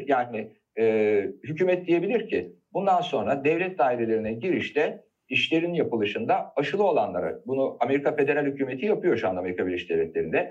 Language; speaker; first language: Turkish; native; Turkish